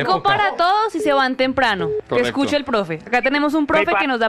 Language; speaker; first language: Spanish; native; Spanish